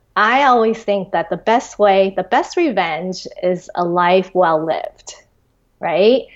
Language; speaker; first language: English; early bilingual, other home language; Chinese